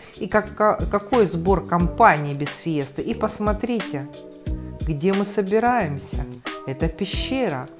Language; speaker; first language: Russian; native; Russian